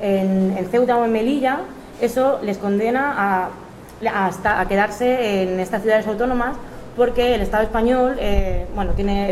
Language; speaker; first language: Spanish; native; Spanish